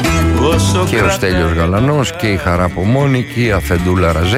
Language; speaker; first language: Greek; native; Greek